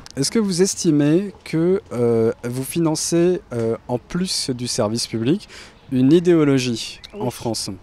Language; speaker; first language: French; native; French